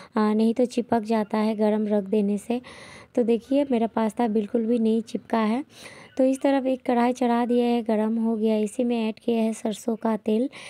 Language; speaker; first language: Hindi; non-native, local second language; Bangla